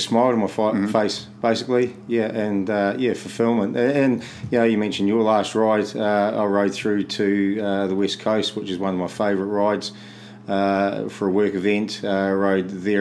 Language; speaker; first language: English; native; English